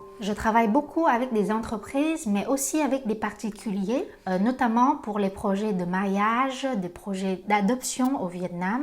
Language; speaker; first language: French; non-native, fluent; Vietnamese